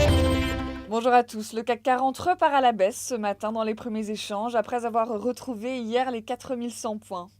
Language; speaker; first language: French; native; French